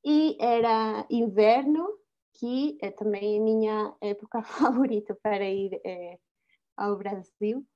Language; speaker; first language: Portuguese; non-native, fluent; Spanish